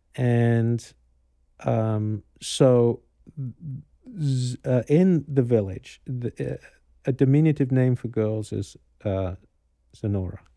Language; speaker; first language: English; native; English